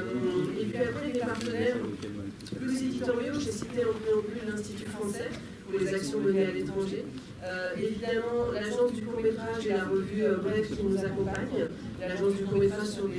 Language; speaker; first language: French; native; French